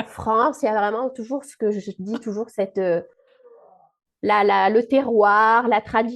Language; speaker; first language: French; native; French